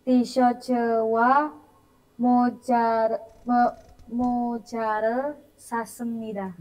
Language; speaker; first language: Korean; non-native, learner; Indonesian